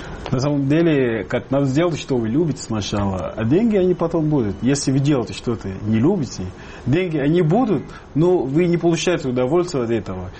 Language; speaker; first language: Russian; non-native, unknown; Arabic